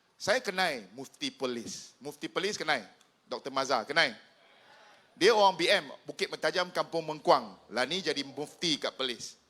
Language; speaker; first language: Malay; non-native, local second language; Chinese